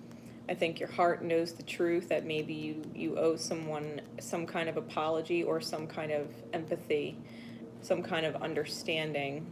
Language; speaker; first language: English; native; English